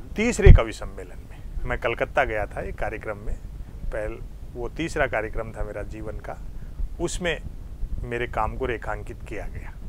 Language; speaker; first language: Hindi; native; Hindi